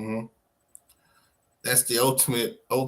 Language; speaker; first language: English; native; English